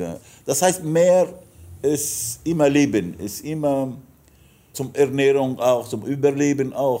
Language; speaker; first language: German; non-native, learner; Arabic